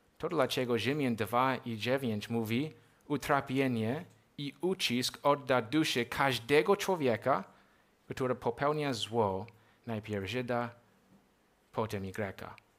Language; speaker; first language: Polish; non-native, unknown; English